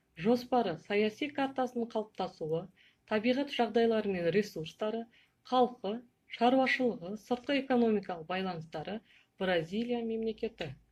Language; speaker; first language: Kazakh; native; Kazakh